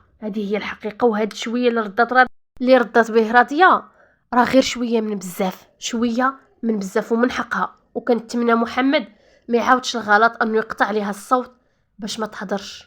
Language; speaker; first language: Arabic; native; Arabic